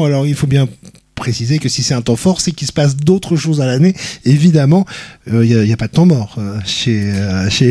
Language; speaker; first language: French; native; French